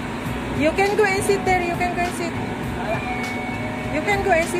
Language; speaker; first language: English; non-native, learner; Filipino